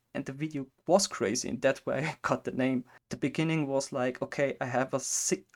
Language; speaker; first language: English; non-native, fluent; German